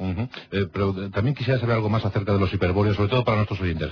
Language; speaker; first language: Spanish; native; Spanish